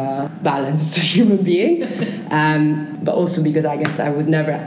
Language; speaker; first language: English; non-native, fluent; Italian